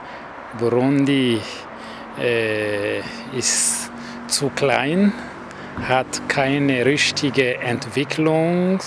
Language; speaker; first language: German; non-native, fluent; Rundi